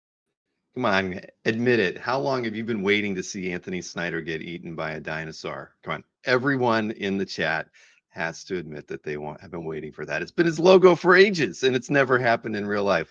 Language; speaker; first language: English; native; English